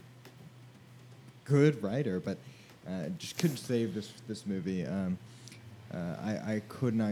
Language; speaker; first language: English; native; English